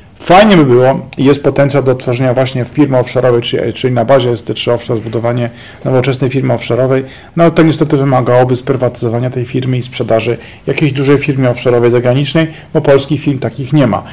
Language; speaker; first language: Polish; native; Polish